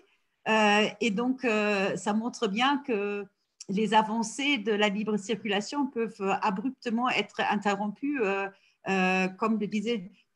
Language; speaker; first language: French; non-native, fluent; German